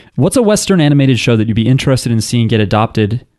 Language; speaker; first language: English; native; English